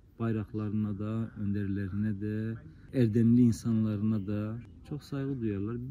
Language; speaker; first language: Turkish; non-native, local second language; Kurdish